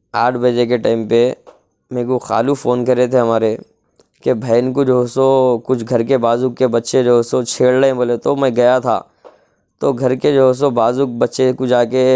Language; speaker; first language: Hindi; non-native, local second language; Urdu